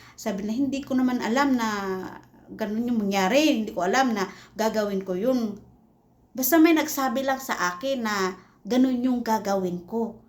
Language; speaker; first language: Filipino; non-native, local second language; Cebuano